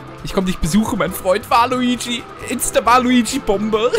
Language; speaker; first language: German; native; German